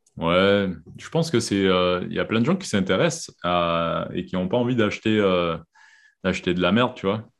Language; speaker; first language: French; native; French